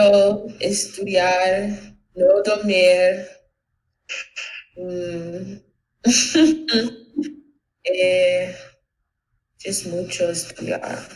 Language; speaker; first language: Spanish; non-native, learner; English